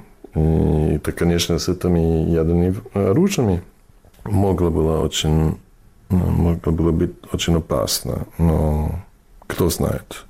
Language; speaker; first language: Russian; non-native, learner; English